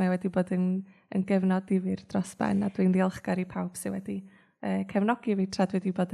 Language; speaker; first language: Welsh; native; Welsh